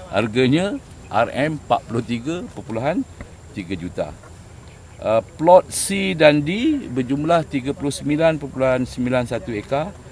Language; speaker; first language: Malay; native; Malay